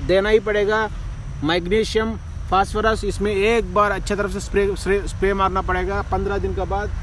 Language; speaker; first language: Hindi; non-native, local second language; Telugu